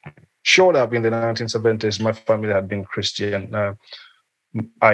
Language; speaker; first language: English; non-native, local second language; Nyanja